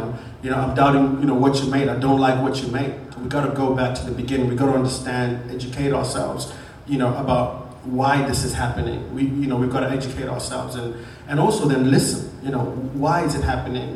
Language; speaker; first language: English; non-native, local second language; Shona